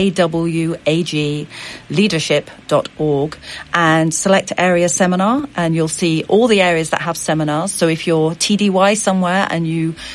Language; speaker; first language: English; native; English